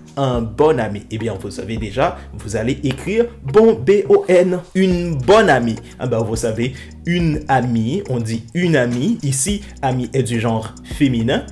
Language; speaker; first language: French; non-native, local second language; Haitian Creole